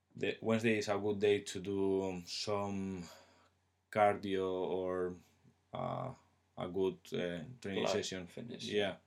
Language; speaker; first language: English; non-native, learner; Spanish